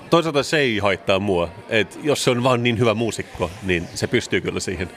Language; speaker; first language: Finnish; native; Finnish